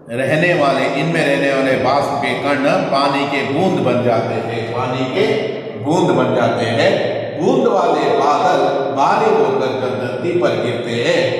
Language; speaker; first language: Hindi; non-native, local second language; Kannada